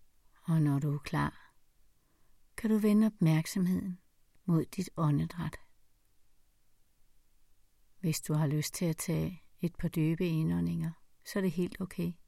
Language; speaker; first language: Danish; native; Danish